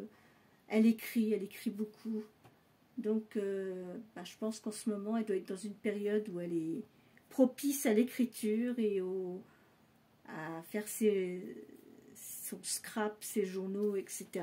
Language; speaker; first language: French; native; French